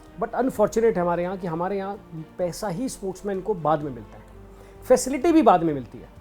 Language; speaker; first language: Hindi; native; Hindi